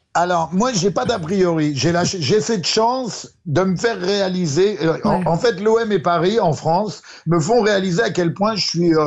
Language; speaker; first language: French; native; French